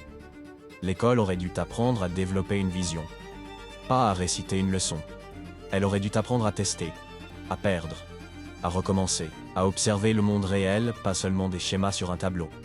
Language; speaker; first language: French; native; French